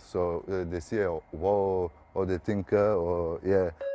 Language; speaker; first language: Danish; non-native, learner; Bulgarian